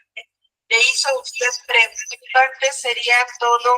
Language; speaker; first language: Spanish; native; Spanish